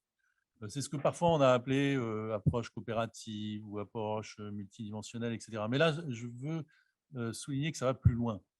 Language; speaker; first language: French; native; French